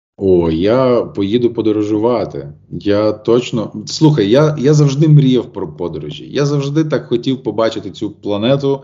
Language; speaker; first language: Ukrainian; native; Ukrainian